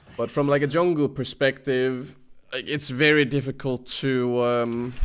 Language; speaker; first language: English; non-native, fluent; Danish